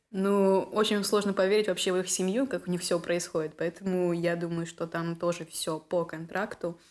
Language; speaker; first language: Russian; native; Russian